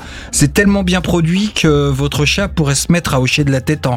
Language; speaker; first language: French; native; French